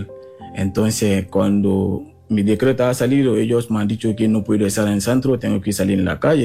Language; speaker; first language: Spanish; non-native, fluent; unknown